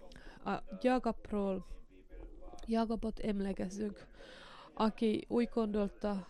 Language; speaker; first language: Hungarian; non-native, learner; Finnish